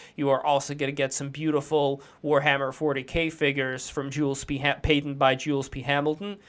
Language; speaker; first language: English; non-native, fluent; Russian